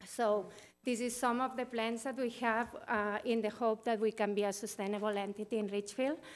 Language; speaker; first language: English; non-native, fluent; Spanish